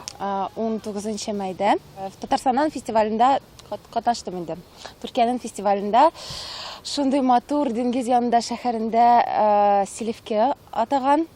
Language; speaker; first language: Tatar; native; Tatar